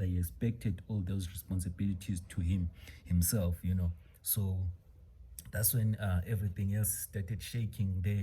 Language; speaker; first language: English; non-native, local second language; Xhosa